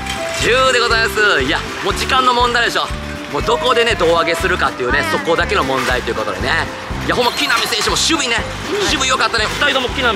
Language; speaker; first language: Japanese; native; Japanese